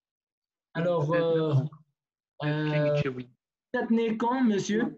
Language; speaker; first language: French; non-native, fluent; Kurdish